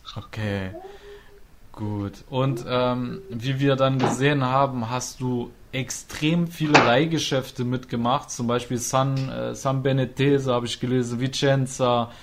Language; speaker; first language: German; native; German